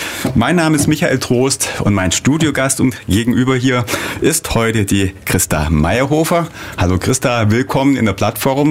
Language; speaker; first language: German; native; German